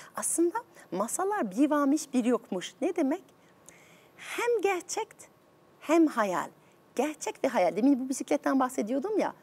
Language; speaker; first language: Turkish; non-native, fluent; French